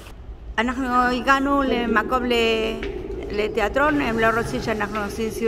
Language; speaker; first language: Hebrew; non-native, learner; Spanish